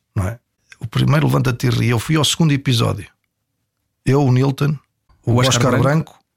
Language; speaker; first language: Portuguese; native; Portuguese